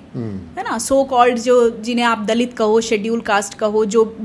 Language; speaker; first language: Hindi; native; Hindi